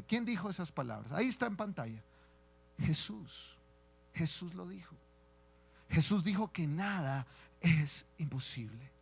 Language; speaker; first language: Spanish; native; Spanish